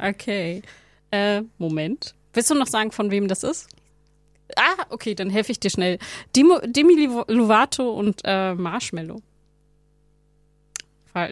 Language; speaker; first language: German; native; German